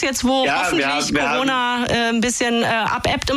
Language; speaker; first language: German; native; German